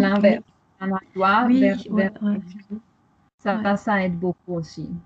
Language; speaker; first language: French; non-native, fluent; German